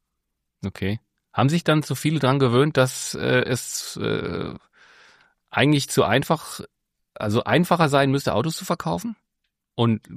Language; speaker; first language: German; native; German